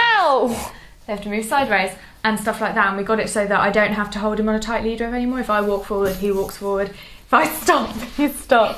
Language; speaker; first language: English; native; English